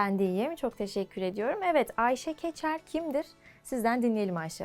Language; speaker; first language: Turkish; native; Turkish